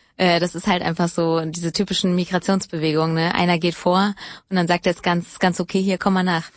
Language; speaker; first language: German; early bilingual, other home language; Italian